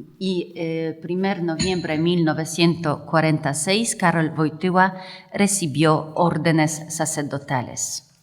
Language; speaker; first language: Spanish; non-native, fluent; Polish